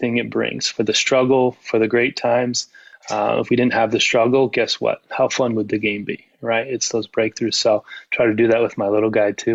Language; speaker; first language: English; native; English